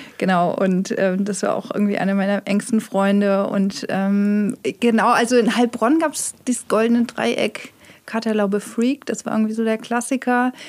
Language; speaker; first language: German; native; German